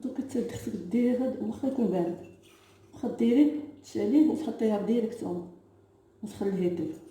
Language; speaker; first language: Arabic; native; Arabic